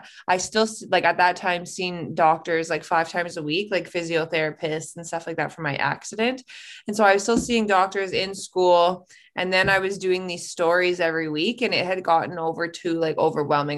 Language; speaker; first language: English; native; English